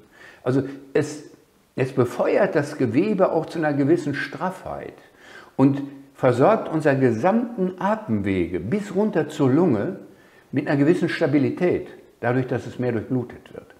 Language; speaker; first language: German; native; German